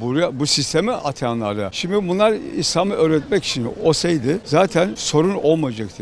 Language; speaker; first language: Turkish; non-native, local second language; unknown